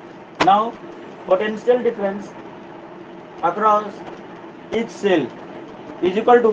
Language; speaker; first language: Hindi; native; Hindi